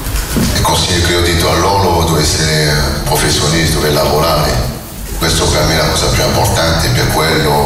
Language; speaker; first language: Italian; non-native, learner; French